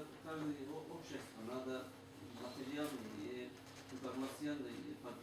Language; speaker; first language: Russian; non-native, learner; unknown